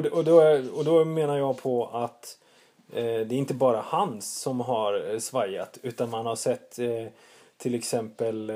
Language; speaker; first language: Swedish; native; Swedish